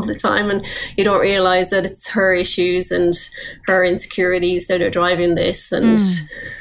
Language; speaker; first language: English; native; English